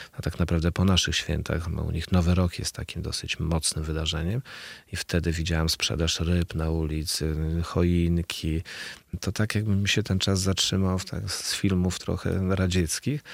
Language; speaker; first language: Polish; native; Polish